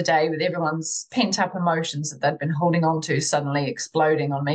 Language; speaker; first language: English; native; English